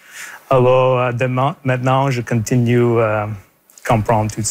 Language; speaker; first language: French; non-native, local second language; English